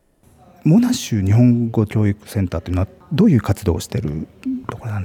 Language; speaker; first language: Japanese; native; Japanese